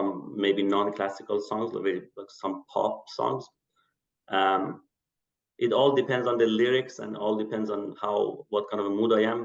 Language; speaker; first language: English; non-native, fluent; Persian